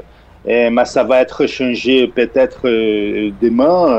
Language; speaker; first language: French; non-native, fluent; Portuguese